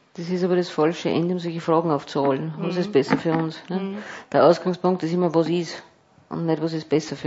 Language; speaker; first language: German; native; German